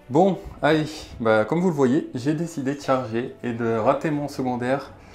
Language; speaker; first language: French; native; French